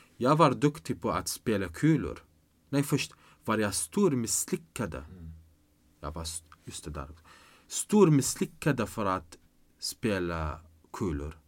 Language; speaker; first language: Swedish; non-native, fluent; Arabic